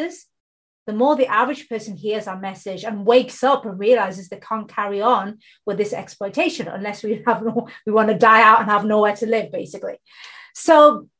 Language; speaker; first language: English; native; English